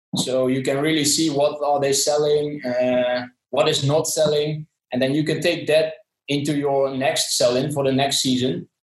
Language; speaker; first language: English; non-native, fluent; Dutch